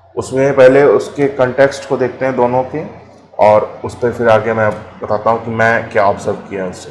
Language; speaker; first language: Hindi; native; Hindi